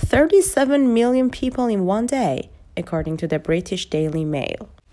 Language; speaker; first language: English; non-native, fluent; Persian